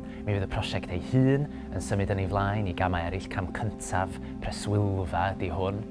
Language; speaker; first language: Welsh; native; Welsh